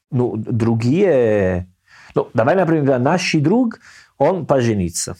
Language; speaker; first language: Russian; non-native, learner; Italian